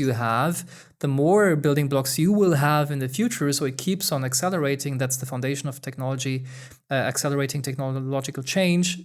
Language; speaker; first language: English; non-native, fluent; German